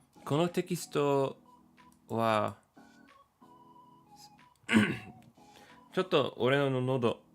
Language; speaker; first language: Japanese; non-native, learner; English